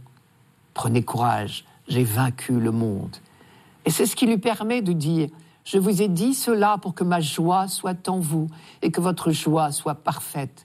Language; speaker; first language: French; native; French